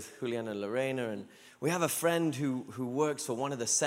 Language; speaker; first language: English; native; English